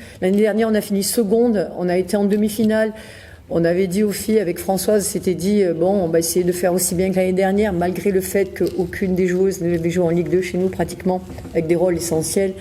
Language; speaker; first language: French; native; French